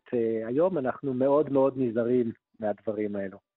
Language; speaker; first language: Hebrew; native; Hebrew